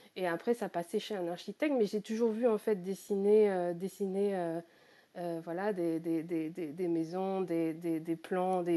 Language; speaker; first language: French; native; French